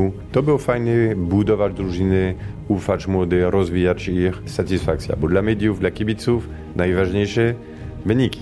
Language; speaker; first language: Polish; non-native, fluent; Italian